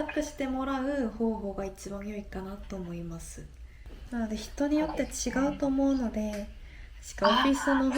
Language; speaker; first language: Japanese; non-native, fluent; Korean